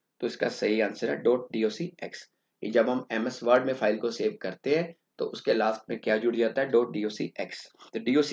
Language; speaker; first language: Hindi; non-native, local second language; Punjabi